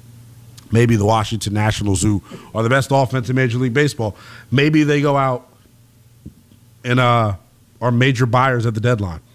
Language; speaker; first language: English; native; English